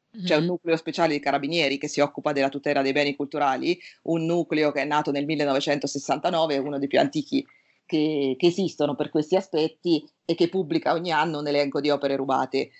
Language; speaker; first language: Italian; native; Italian